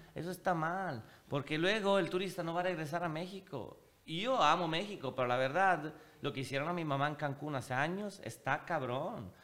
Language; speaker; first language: Spanish; non-native, fluent; Italian